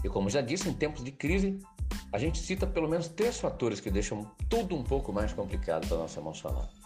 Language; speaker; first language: Portuguese; native; Portuguese